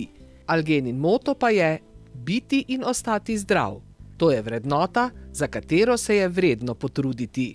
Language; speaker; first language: Slovenian; native; Slovenian